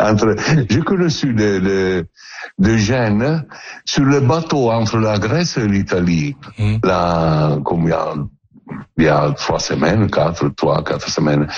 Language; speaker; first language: French; non-native, learner; Italian